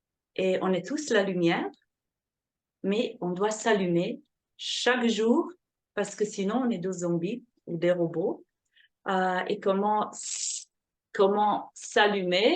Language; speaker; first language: French; non-native, fluent; Slovenian